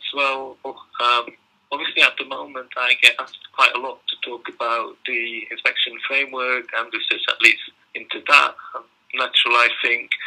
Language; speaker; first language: English; non-native, fluent; Dutch